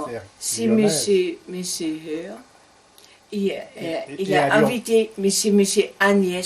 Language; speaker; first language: French; non-native, learner; German